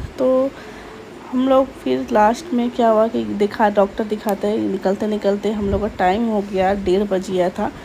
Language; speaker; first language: Hindi; non-native, local second language; Bangla